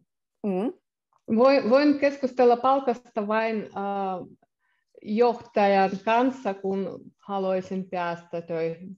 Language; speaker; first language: Finnish; non-native, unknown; Russian